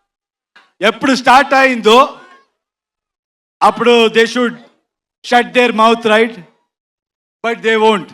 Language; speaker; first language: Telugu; non-native, learner; Kannada